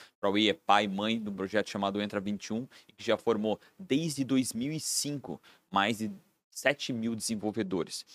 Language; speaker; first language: Portuguese; native; Portuguese